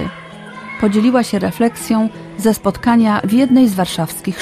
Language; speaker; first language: Polish; native; Polish